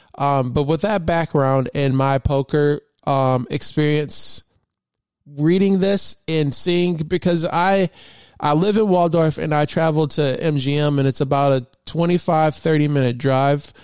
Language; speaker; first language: English; native; English